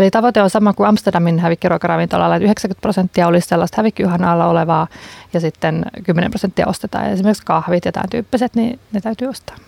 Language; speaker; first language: Finnish; native; Finnish